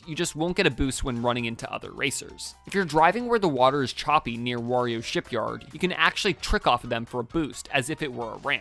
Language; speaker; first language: English; native; English